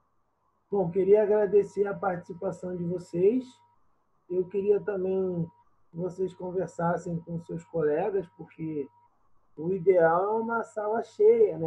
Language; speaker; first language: Portuguese; native; Portuguese